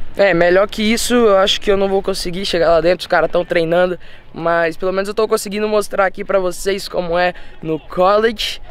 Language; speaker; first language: Portuguese; early bilingual, heritage; Portuguese